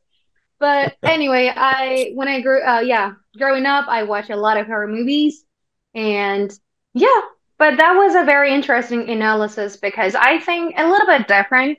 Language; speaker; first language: English; non-native, fluent; Korean